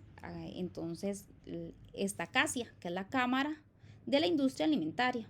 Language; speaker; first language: Spanish; native; Spanish